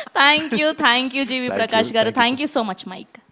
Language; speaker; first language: Telugu; native; Telugu